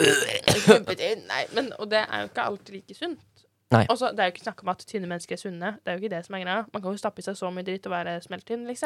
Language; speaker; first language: Norwegian; native; Norwegian